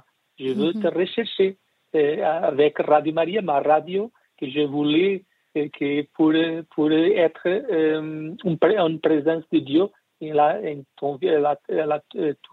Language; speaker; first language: French; non-native, learner; Portuguese